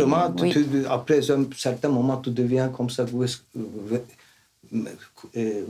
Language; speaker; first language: French; non-native, fluent; Turkish